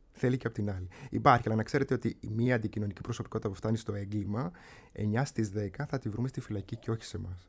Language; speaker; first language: Greek; native; Greek